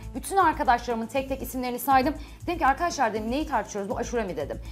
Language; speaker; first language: Turkish; native; Turkish